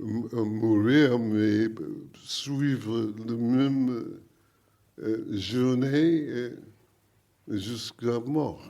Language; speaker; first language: French; non-native, learner; English